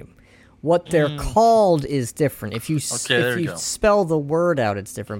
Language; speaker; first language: English; native; English